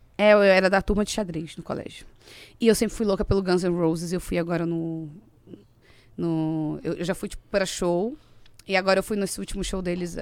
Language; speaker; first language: Portuguese; native; Portuguese